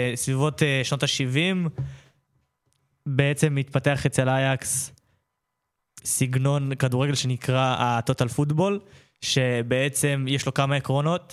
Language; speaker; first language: Hebrew; native; Hebrew